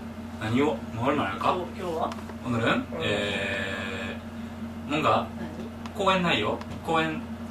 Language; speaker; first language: Korean; non-native, fluent; Japanese